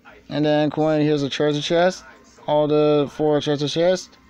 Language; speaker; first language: English; native; English